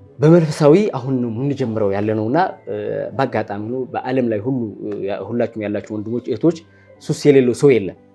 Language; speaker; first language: Amharic; non-native, local second language; Tigrinya